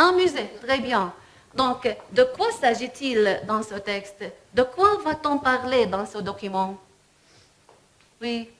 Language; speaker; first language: French; non-native, fluent; Arabic